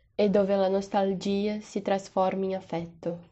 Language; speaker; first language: Italian; non-native, fluent; Portuguese